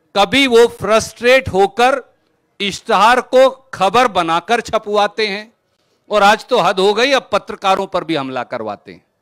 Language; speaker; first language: Hindi; native; Hindi